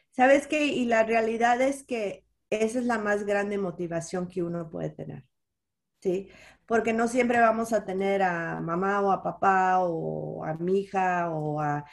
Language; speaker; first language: Spanish; early bilingual, heritage; Spanish